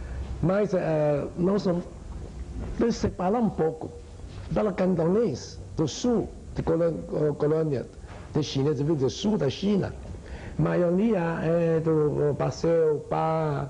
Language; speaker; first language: Portuguese; non-native, learner; Chinese